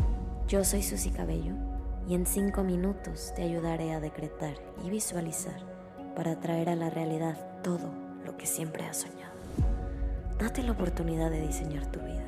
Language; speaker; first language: Spanish; native; Spanish